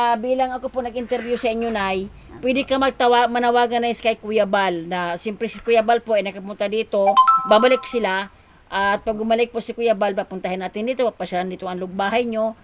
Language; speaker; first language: Filipino; non-native, local second language; Masbatenyo